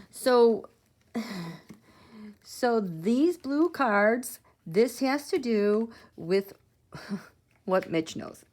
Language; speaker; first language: English; native; English